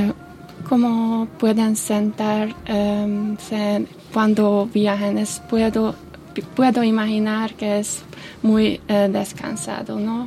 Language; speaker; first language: Spanish; non-native, fluent; Hungarian